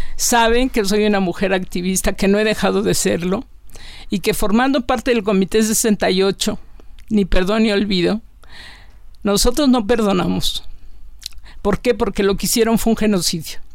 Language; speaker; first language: Spanish; native; Spanish